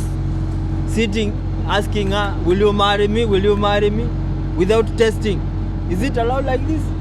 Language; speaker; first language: English; non-native, learner; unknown